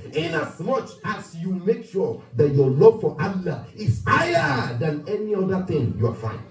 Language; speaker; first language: English; non-native, local second language; Yoruba